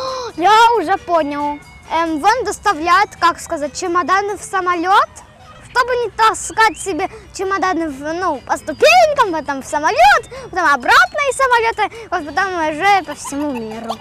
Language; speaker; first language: Russian; non-native, local second language; Ukrainian